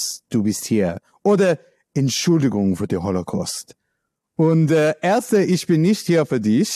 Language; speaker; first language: German; non-native, learner; English